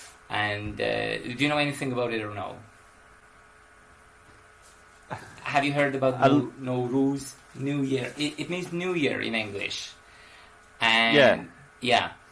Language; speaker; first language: English; non-native, fluent; Persian